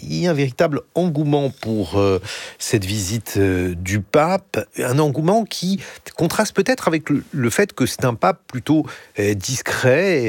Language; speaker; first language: French; native; French